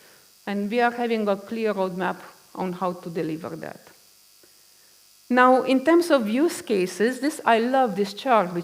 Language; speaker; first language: English; non-native, fluent; Romanian